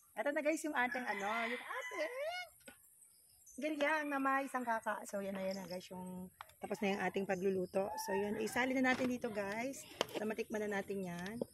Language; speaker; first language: Filipino; native; Filipino